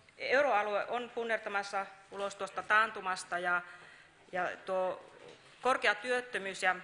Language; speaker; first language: Finnish; native; Finnish